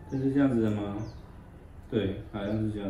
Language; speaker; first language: Chinese; native; Chinese